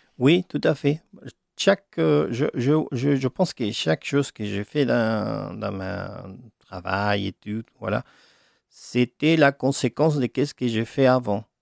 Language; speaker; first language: French; non-native, fluent; Spanish